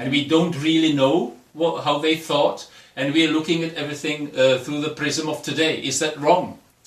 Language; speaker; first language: English; non-native, fluent; Czech